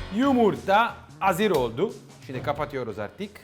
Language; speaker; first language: Turkish; non-native, learner; Italian